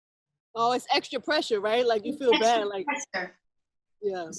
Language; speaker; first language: English; native; English